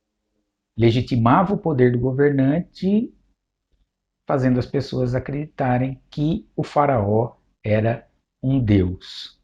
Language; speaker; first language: Portuguese; native; Portuguese